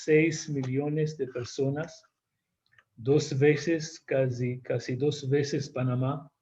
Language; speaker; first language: Spanish; non-native, fluent; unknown